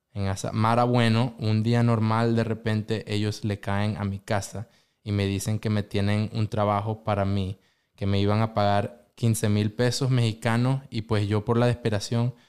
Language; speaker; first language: Spanish; native; Spanish